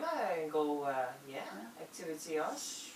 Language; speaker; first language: Danish; non-native, learner; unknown